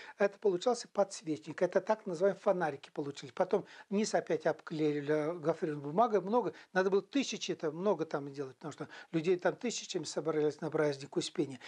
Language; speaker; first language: Russian; non-native, local second language; Chuvash